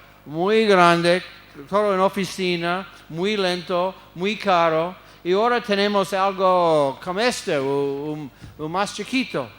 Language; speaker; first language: Spanish; non-native, fluent; English